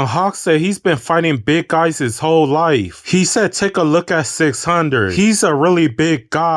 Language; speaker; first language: English; native; English